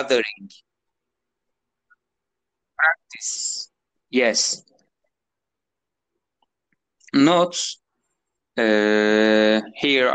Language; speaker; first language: English; non-native, learner; Turkish